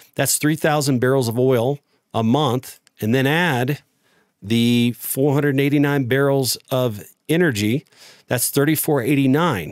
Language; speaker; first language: English; native; English